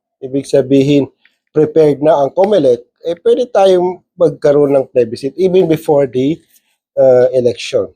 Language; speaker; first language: Filipino; non-native, local second language; Maguindanaon